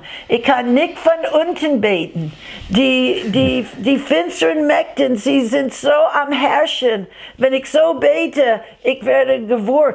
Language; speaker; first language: German; non-native, fluent; English